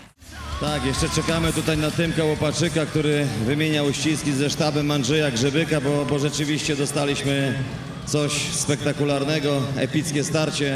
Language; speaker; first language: Polish; native; Polish